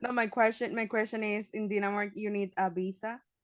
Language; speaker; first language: English; non-native, learner; Spanish